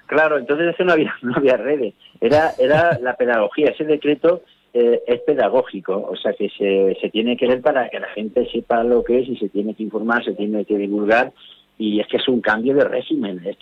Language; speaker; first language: Spanish; native; Spanish